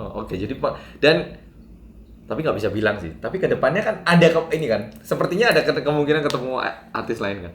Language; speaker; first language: Indonesian; native; Indonesian